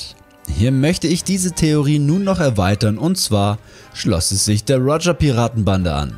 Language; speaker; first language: German; native; German